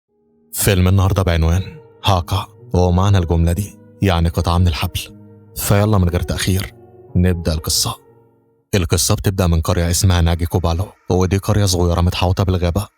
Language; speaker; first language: Arabic; native; Arabic